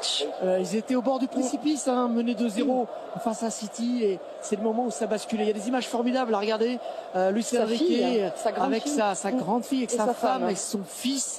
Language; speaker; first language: French; native; French